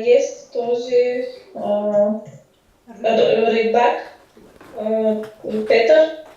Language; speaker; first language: Russian; non-native, fluent; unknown